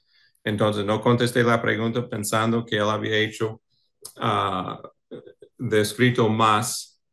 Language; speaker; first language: Spanish; non-native, fluent; English